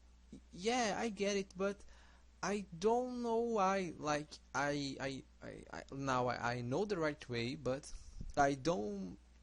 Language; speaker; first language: English; non-native, learner; Portuguese